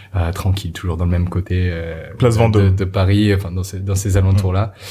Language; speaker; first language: French; native; French